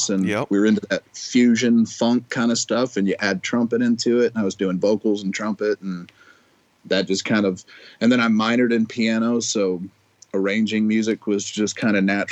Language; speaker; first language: English; native; English